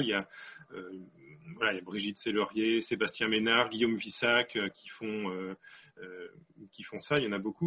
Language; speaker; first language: French; native; French